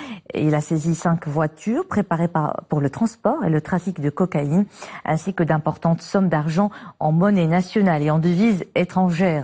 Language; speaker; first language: French; non-native, local second language; Arabic